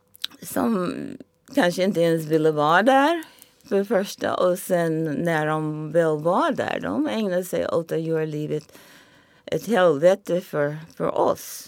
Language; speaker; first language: Swedish; non-native, fluent; English